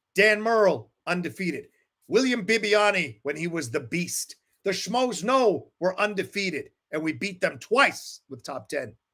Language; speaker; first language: English; native; English